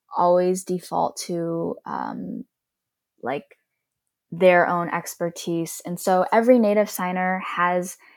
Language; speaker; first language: English; native; English